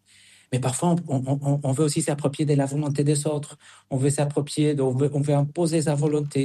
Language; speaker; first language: French; non-native, fluent; Spanish